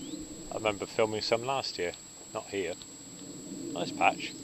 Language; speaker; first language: English; native; English